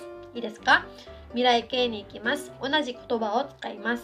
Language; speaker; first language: Japanese; non-native, fluent; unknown